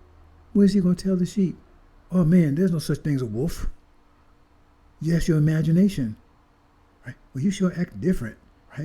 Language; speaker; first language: English; native; English